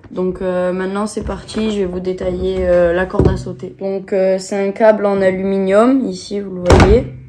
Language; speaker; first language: French; native; French